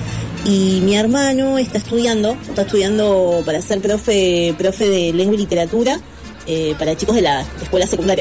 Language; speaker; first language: Spanish; native; Spanish